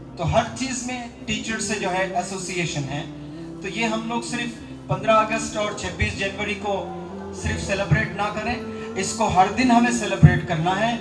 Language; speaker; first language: Hindi; native; Hindi